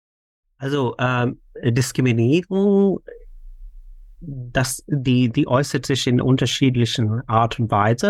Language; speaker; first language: German; non-native, fluent; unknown